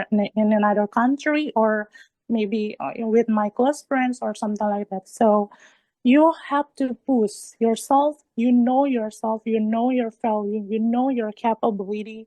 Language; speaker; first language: English; non-native, learner; Indonesian